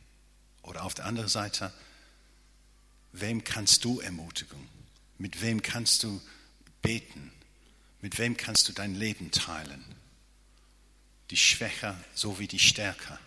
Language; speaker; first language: German; non-native, fluent; English